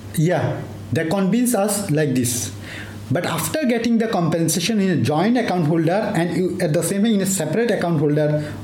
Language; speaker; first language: English; non-native, local second language; Bangla